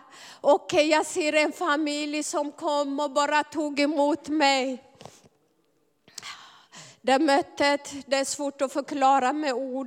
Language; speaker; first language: Swedish; non-native, fluent; Amharic